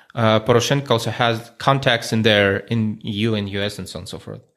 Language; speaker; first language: English; non-native, fluent; Russian